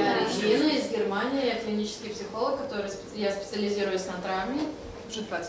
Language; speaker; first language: Russian; native; Russian